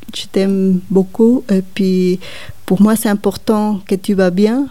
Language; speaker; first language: French; non-native, learner; Spanish